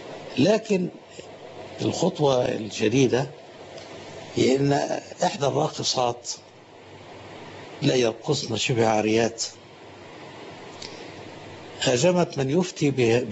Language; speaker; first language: Arabic; native; Arabic